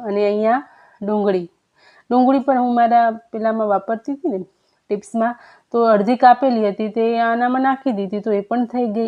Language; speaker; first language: Gujarati; non-native, local second language; Kachhi